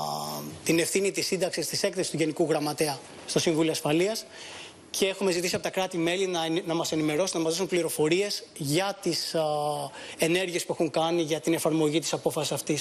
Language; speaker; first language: Greek; native; Greek